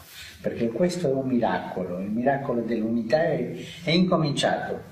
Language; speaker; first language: Italian; non-native, fluent; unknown